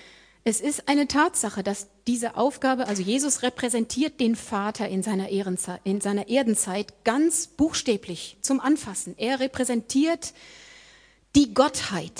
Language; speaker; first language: German; native; German